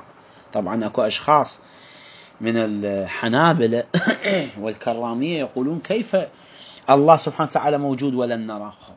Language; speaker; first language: Arabic; native; Arabic